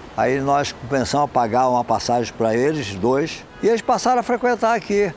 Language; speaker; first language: Portuguese; native; Portuguese